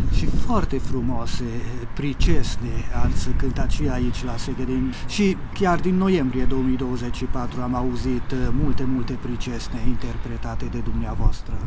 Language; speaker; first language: Romanian; early bilingual, heritage; Romanian